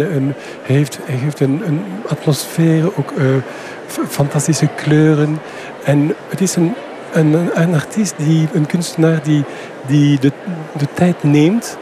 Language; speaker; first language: Dutch; non-native, fluent; French